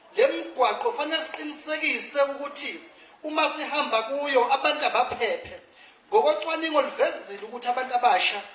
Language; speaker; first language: Zulu; native; Zulu